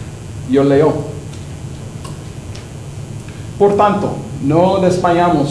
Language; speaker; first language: Spanish; non-native, learner; English